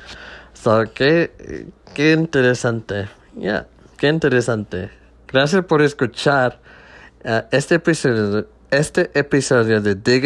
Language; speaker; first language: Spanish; early bilingual, heritage; Spanish